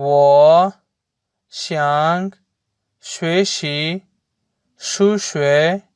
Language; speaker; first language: Chinese; non-native, learner; Urdu